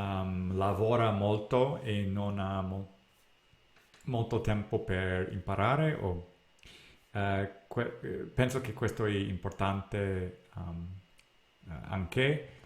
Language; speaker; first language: Italian; non-native, learner; English